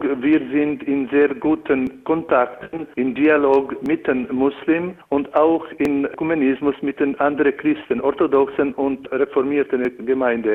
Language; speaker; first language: German; non-native, learner; Albanian